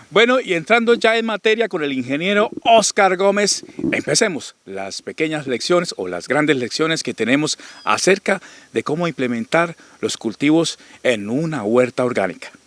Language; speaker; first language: Spanish; native; Spanish